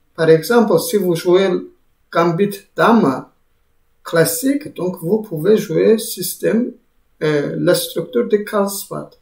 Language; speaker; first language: French; non-native, fluent; Azerbaijani